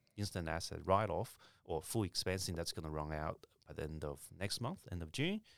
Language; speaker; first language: English; early bilingual, other home language; Chinese